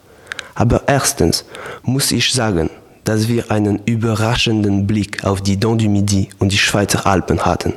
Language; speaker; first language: German; non-native, learner; Polish